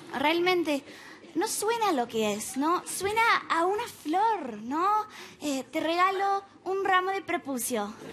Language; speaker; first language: Spanish; non-native, fluent; English